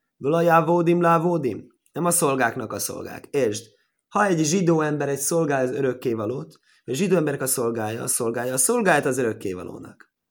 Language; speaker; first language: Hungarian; early bilingual, heritage; Hungarian